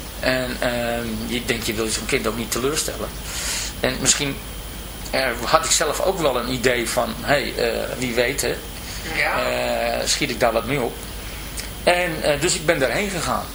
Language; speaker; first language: Dutch; native; Dutch